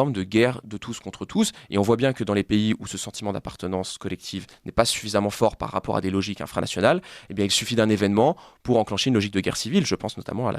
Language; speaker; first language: French; native; French